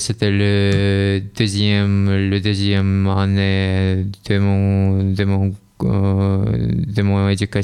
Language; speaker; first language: French; non-native, learner; Russian